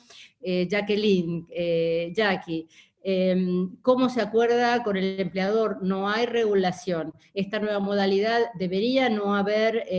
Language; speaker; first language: Spanish; native; Spanish